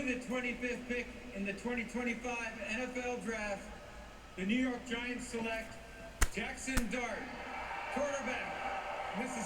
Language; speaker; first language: English; native; English